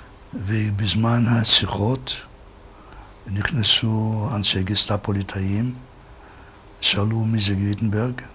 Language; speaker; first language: Hebrew; non-native, fluent; Yiddish